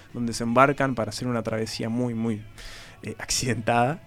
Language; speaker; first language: Spanish; native; Spanish